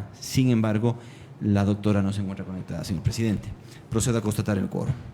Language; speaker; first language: Spanish; native; Spanish